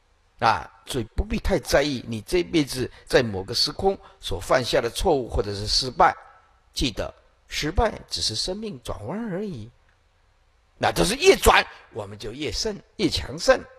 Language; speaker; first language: Chinese; native; Chinese